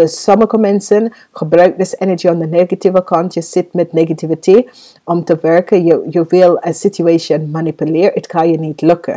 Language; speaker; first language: Dutch; non-native, fluent; English